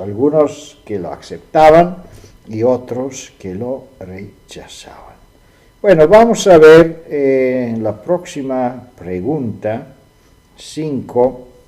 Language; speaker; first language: Spanish; non-native, fluent; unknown